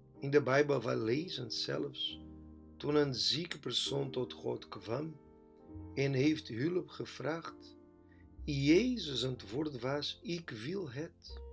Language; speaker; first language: Dutch; non-native, fluent; Portuguese